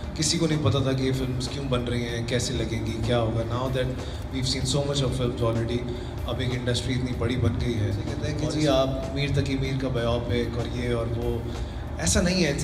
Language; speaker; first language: Urdu; non-native, local second language; Sindhi